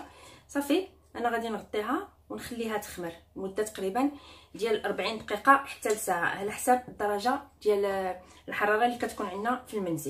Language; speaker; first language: Arabic; native; Arabic